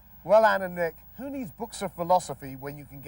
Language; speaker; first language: English; native; English